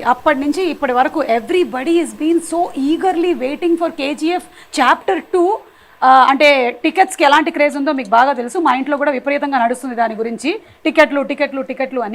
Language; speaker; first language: Telugu; native; Telugu